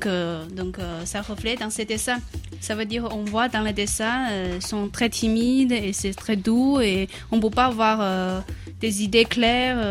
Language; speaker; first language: French; non-native, learner; Chinese